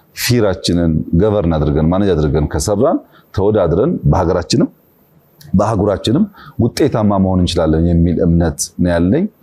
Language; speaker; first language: Amharic; non-native, local second language; Oromo